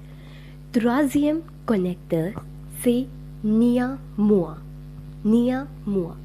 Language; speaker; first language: French; non-native, learner; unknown